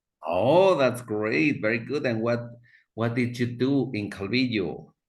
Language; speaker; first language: English; non-native, fluent; Spanish